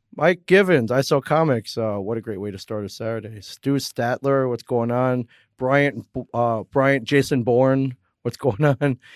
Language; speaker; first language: English; native; English